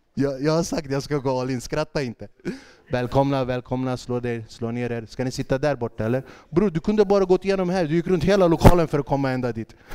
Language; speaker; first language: Swedish; early bilingual, other home language; Kurdish